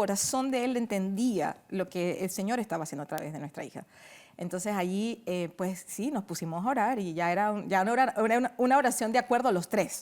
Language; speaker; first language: Spanish; native; Spanish